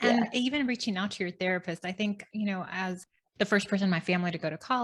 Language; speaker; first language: English; native; English